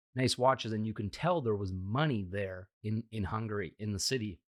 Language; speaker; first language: English; early bilingual, heritage; Hungarian